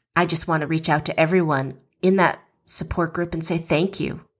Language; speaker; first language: English; native; English